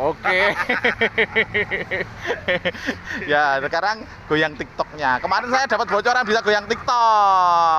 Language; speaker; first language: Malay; non-native, local second language; Javanese